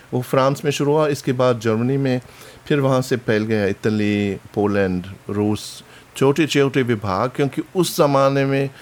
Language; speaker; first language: Hindi; non-native, fluent; German